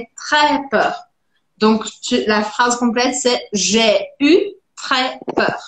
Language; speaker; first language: French; non-native, fluent; Portuguese